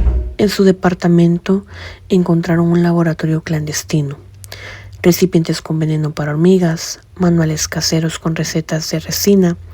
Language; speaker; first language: Spanish; native; Spanish